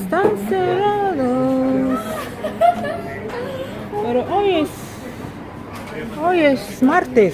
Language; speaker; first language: Spanish; non-native, fluent; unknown